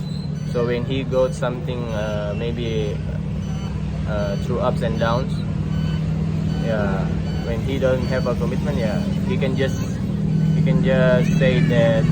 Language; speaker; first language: English; non-native, fluent; Indonesian